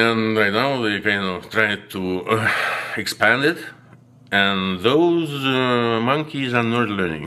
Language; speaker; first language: English; non-native, fluent; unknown